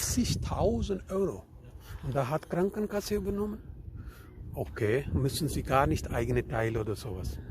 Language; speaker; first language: German; non-native, learner; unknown